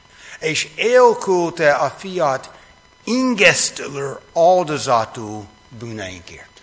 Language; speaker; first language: Hungarian; non-native, fluent; English